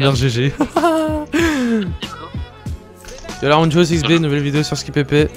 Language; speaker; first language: French; native; French